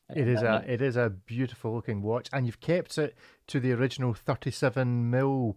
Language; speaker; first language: English; native; English